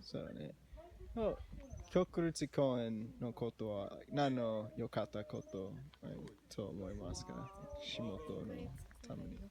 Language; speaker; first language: Japanese; non-native, learner; English